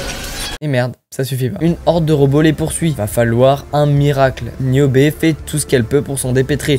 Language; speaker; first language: French; native; French